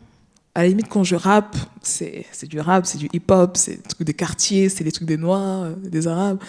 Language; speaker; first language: French; native; French